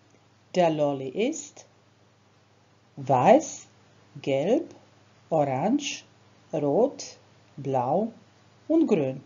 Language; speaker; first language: German; non-native, fluent; Croatian